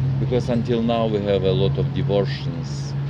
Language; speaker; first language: English; non-native, learner; Russian